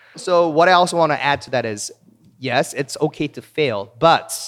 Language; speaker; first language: English; early bilingual, other home language; Korean